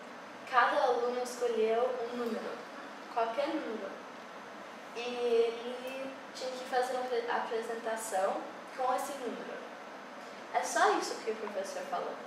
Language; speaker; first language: Portuguese; early bilingual, heritage; English